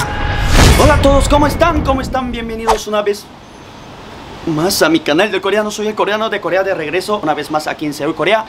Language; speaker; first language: Spanish; non-native, fluent; Korean